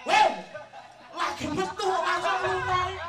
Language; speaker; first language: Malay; non-native, local second language; Javanese